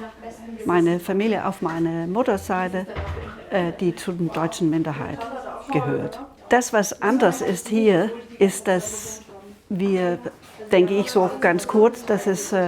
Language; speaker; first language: German; non-native, local second language; Danish